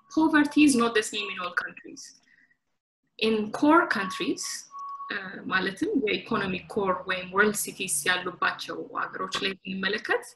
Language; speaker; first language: English; non-native, local second language; Amharic